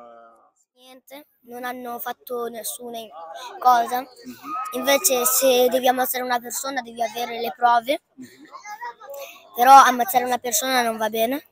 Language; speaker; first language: Italian; early bilingual, other home language; Fula